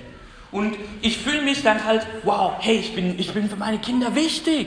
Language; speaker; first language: German; non-native, fluent; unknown